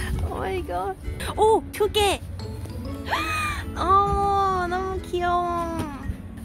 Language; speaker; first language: Korean; non-native, learner; Cantonese